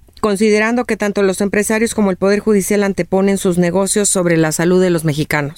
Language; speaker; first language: Spanish; native; Spanish